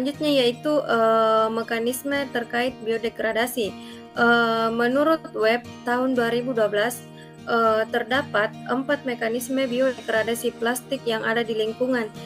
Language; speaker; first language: Indonesian; native; Indonesian